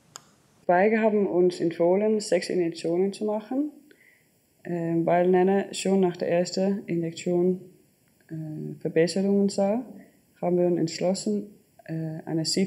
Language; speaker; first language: German; non-native, fluent; Danish